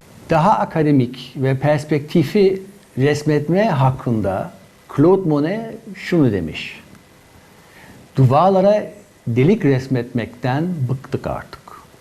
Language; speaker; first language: Turkish; non-native, fluent; German